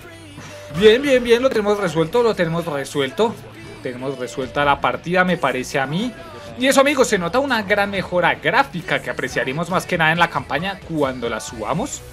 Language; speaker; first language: Spanish; native; Spanish